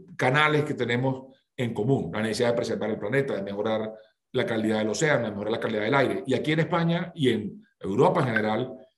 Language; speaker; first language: Spanish; native; Spanish